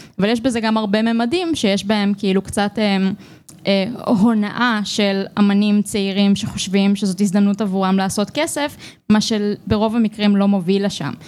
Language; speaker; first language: Hebrew; native; Hebrew